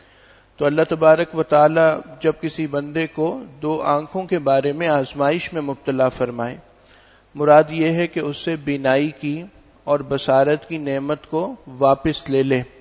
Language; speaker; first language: Urdu; native; Urdu